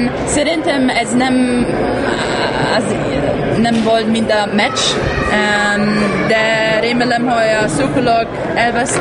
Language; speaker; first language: Hungarian; non-native, learner; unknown